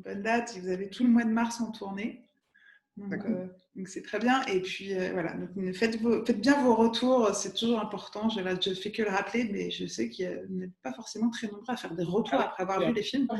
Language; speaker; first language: French; native; French